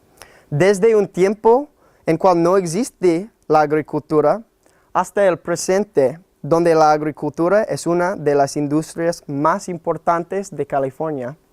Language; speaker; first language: Spanish; non-native, learner; English